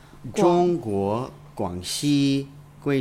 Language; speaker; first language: Chinese; non-native, learner; English